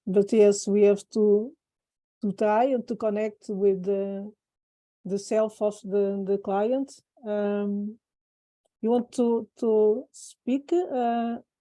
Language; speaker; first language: English; non-native, fluent; Portuguese